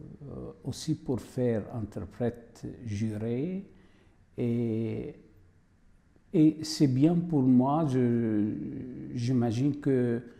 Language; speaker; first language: French; non-native, fluent; Arabic